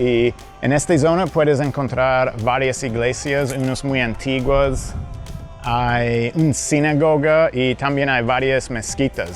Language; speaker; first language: Spanish; non-native, fluent; English